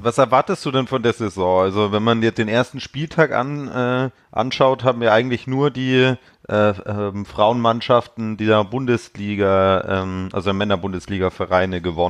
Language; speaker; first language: German; native; German